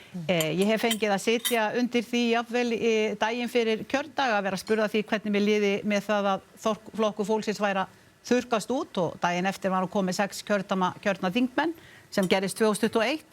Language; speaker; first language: Icelandic; native; Icelandic